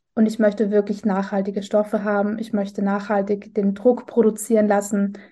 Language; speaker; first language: German; native; German